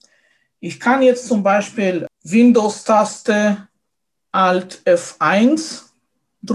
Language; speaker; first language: German; non-native, fluent; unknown